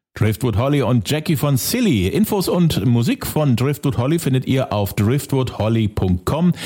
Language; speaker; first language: German; native; German